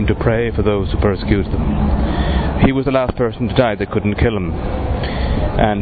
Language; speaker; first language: English; native; English